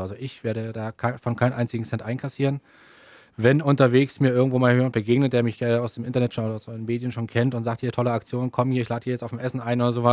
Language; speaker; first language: German; native; German